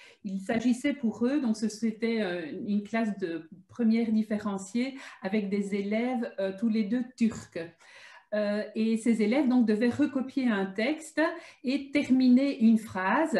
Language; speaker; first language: French; native; French